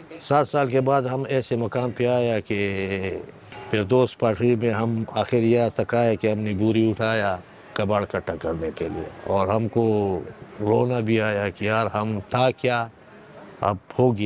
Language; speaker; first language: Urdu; non-native, fluent; Pashto